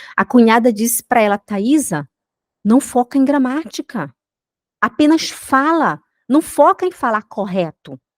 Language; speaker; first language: Portuguese; native; Portuguese